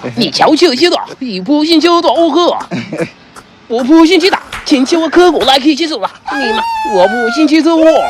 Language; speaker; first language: Swahili; native; Swahili